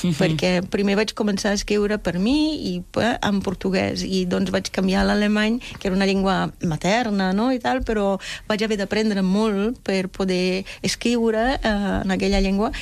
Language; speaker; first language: Catalan; non-native, fluent; German